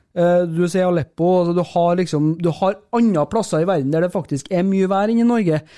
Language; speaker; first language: Norwegian; native; Norwegian